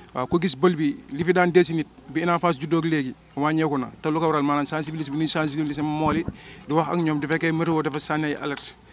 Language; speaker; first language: Wolof; native; Wolof